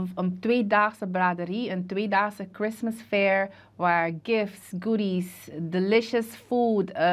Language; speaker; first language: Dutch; native; Dutch